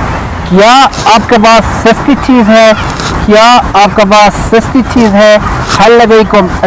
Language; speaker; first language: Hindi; non-native, fluent; Arabic